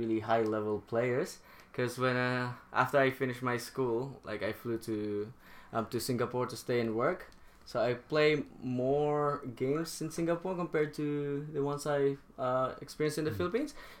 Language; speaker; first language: English; non-native, local second language; Filipino